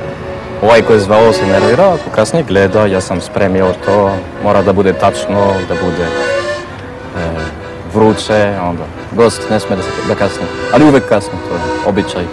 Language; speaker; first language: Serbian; non-native, fluent; French